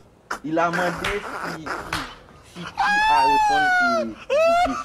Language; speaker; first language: French; non-native, learner; Haitian Creole